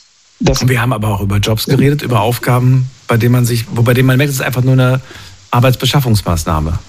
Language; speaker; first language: German; native; German